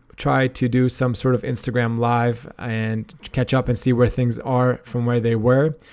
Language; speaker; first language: English; native; English